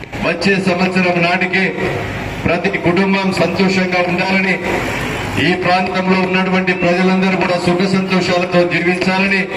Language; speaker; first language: Telugu; native; Telugu